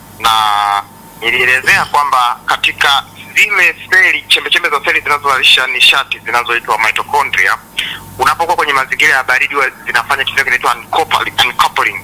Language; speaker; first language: Swahili; native; Swahili